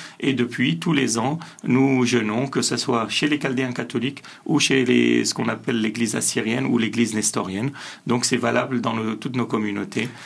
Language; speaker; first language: French; early bilingual, other home language; Assyrian Neo-Aramaic